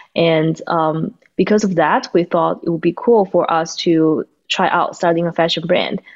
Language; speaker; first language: English; non-native, fluent; Chinese